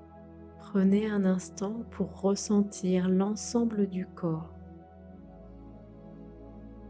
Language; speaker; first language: French; native; French